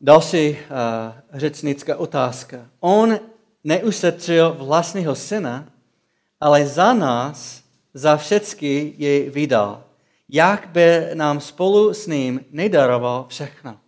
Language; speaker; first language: Czech; non-native, fluent; English